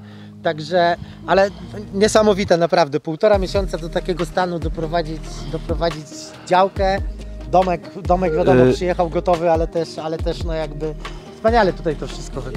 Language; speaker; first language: Polish; native; Polish